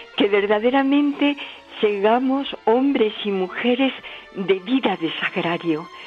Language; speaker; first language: Spanish; native; Spanish